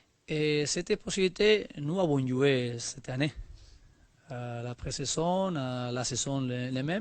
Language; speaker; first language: French; non-native, learner; Spanish